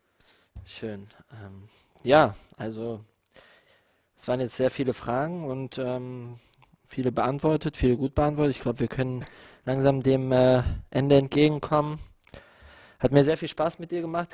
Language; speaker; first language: German; native; German